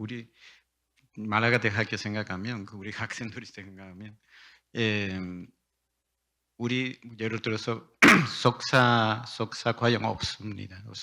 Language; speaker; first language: Korean; non-native, learner; Spanish